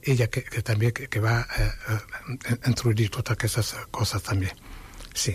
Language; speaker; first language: Catalan; non-native, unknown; Wolof